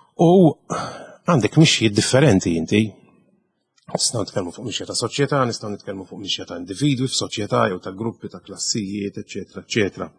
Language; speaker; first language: Maltese; native; Maltese